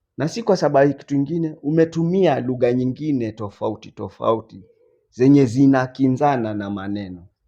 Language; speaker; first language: Swahili; non-native, local second language; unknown